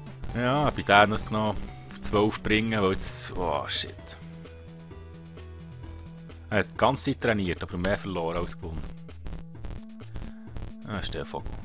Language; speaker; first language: German; native; German